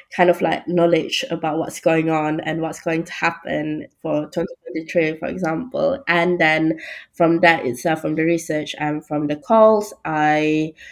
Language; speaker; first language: English; non-native, local second language; Malay